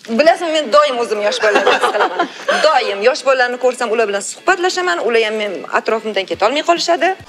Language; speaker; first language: Uzbek; native; Uzbek